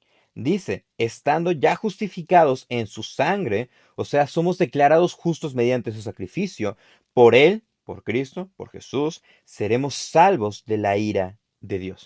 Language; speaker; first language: Spanish; native; Spanish